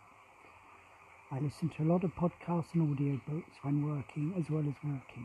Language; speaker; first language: English; native; English